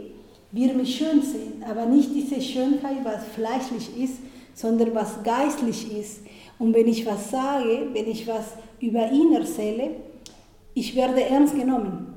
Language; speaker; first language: German; non-native, fluent; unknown